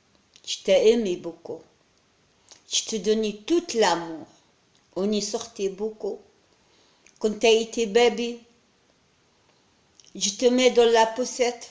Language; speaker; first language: French; non-native, learner; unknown